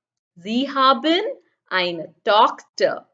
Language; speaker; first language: German; non-native, fluent; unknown